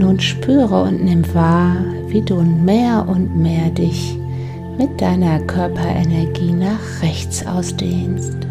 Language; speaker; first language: German; native; German